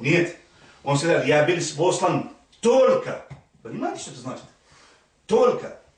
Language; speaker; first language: Russian; non-native, fluent; Arabic